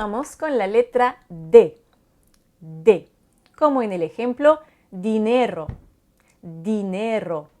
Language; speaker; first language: Spanish; non-native, fluent; French